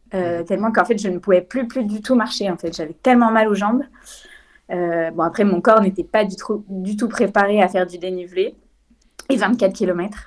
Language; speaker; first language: French; native; French